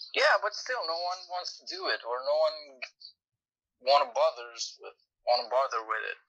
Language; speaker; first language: English; non-native, fluent; Romanian